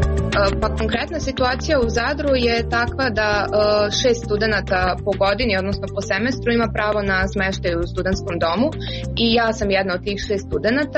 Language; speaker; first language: Serbian; native; Serbian